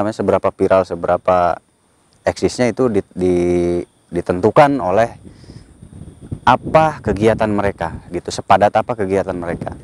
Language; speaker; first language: Indonesian; native; Indonesian